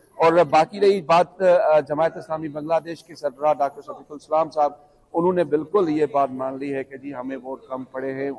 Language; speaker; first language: Urdu; non-native, local second language; Sindhi